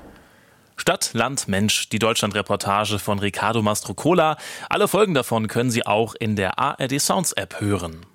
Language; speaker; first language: German; native; German